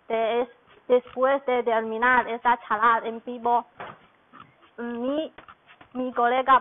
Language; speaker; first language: Spanish; non-native, learner; Chinese